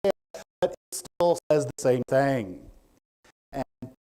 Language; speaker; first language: English; native; English